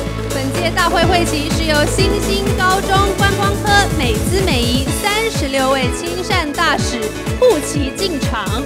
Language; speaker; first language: Chinese; native; Chinese